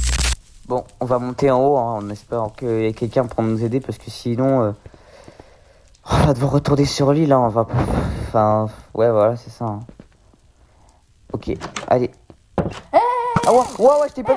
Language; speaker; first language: French; native; French